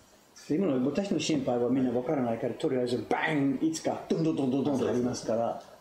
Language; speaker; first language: Japanese; non-native, fluent; English